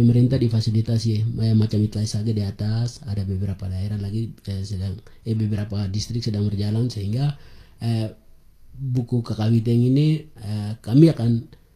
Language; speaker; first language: Indonesian; non-native, local second language; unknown